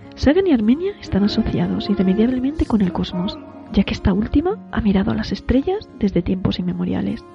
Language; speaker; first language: Spanish; native; Spanish